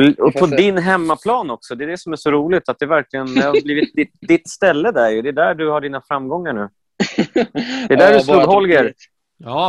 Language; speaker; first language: Swedish; native; Swedish